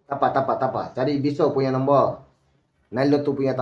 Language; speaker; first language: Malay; non-native, learner; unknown